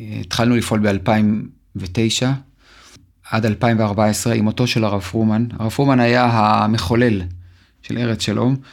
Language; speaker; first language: Hebrew; native; Hebrew